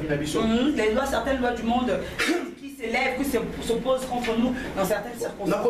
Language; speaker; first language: French; non-native, local second language; Lingala